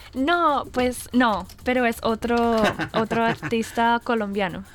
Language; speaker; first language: Spanish; non-native, fluent; English